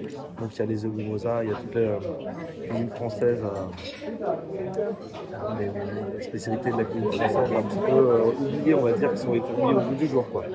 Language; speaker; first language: French; native; French